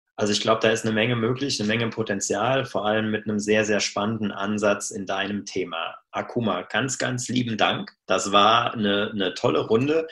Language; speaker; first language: German; native; German